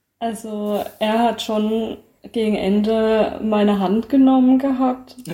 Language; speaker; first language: German; native; German